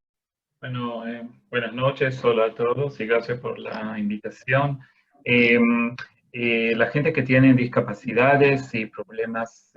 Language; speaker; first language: Spanish; non-native, fluent; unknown